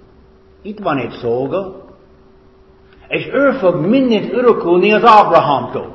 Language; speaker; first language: Hungarian; non-native, fluent; English